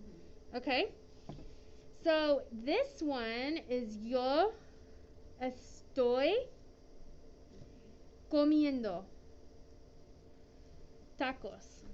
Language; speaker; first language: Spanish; non-native, fluent; English